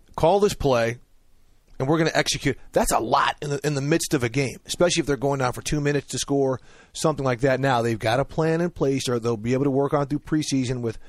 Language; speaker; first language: English; native; English